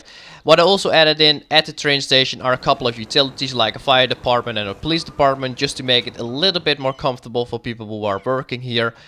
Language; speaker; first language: English; non-native, fluent; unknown